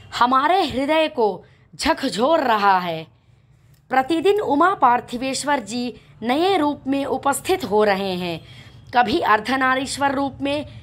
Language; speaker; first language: Hindi; non-native, local second language; Telugu